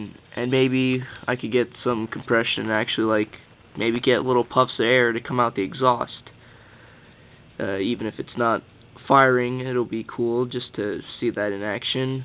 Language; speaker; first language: English; native; English